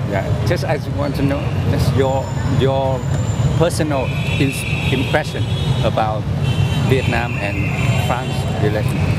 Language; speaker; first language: English; non-native, learner; Vietnamese